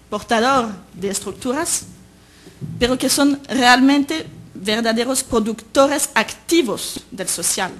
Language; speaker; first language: Spanish; native; Spanish